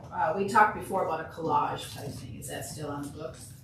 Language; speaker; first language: English; native; English